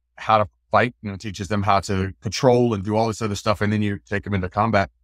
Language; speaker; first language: English; native; English